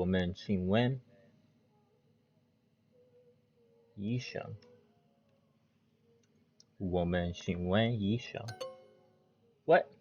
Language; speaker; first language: Chinese; non-native, learner; English